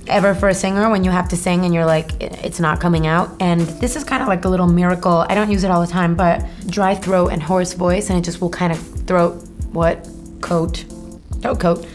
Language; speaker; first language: English; native; English